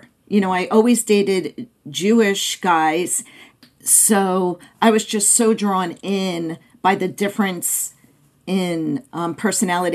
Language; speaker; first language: English; native; English